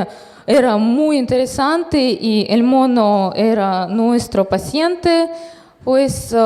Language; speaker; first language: Spanish; non-native, fluent; Russian